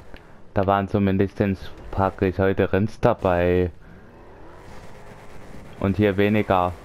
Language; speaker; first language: German; native; German